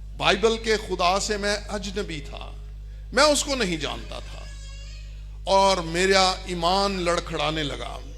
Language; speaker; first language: Urdu; non-native, local second language; Punjabi